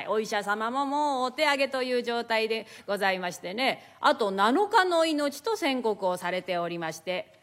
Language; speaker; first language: Japanese; native; Japanese